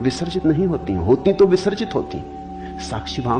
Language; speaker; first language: Hindi; native; Hindi